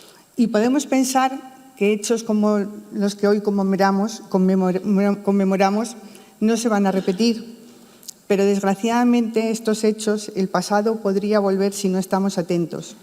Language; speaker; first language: Spanish; native; Spanish